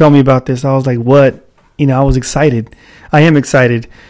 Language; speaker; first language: English; native; English